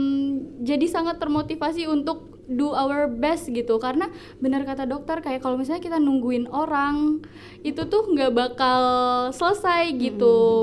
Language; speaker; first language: Indonesian; native; Indonesian